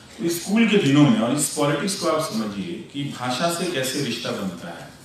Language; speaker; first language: Hindi; non-native, local second language; Bhojpuri